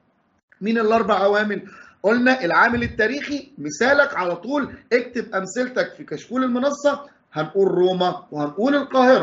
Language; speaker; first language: Arabic; native; Arabic